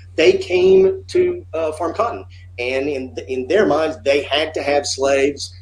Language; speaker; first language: English; native; English